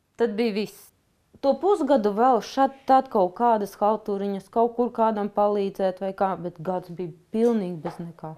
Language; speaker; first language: Latvian; native; Latvian